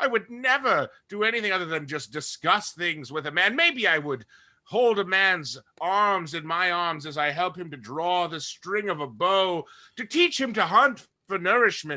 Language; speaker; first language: English; native; English